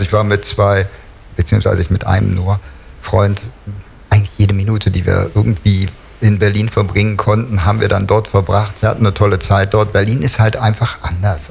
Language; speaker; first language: German; native; German